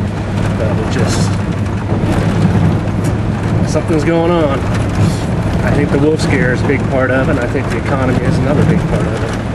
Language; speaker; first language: English; native; English